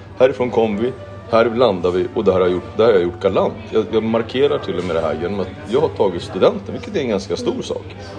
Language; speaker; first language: Swedish; native; Swedish